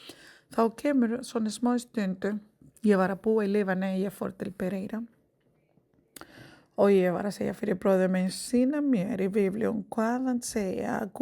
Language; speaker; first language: Icelandic; non-native, learner; Spanish